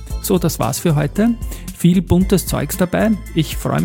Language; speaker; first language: German; native; German